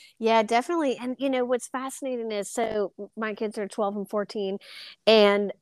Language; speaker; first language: English; native; English